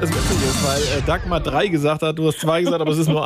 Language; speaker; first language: German; native; German